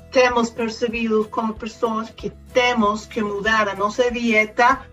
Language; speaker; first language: Portuguese; non-native, fluent; English